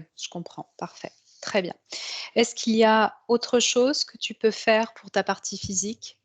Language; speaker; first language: French; native; French